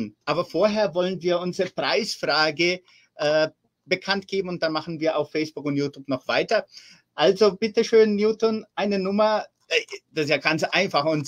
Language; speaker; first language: German; early bilingual, heritage; German